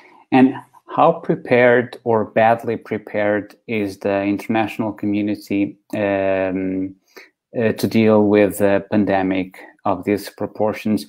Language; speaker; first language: English; non-native, fluent; Portuguese